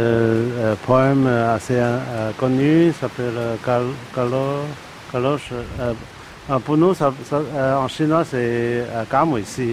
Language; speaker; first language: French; non-native, learner; Cantonese